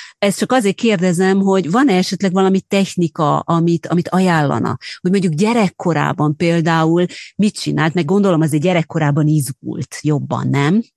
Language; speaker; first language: Hungarian; native; Hungarian